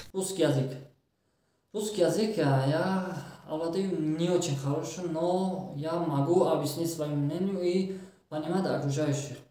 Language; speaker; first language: Russian; non-native, learner; Tajik